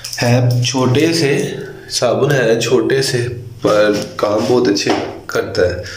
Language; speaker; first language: Urdu; non-native, local second language; Punjabi